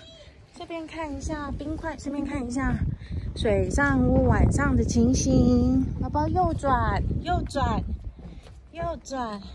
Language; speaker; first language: Chinese; native; Chinese